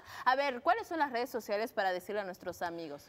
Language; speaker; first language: Spanish; native; Spanish